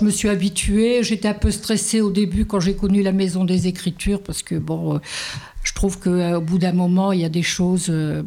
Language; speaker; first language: French; native; French